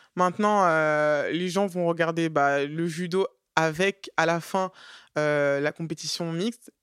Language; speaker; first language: French; native; French